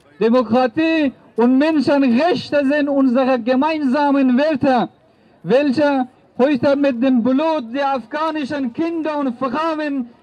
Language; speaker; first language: German; non-native, fluent; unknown